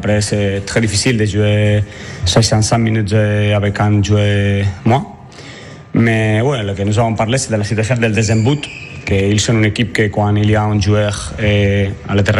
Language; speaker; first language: French; non-native, learner; Spanish